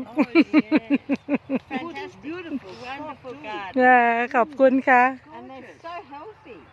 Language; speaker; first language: English; non-native, learner; Thai